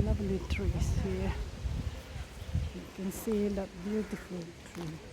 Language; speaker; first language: English; non-native, fluent; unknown